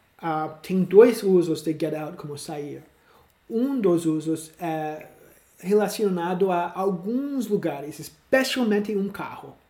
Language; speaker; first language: Portuguese; non-native, learner; English